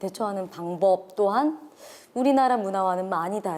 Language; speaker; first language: Korean; native; Korean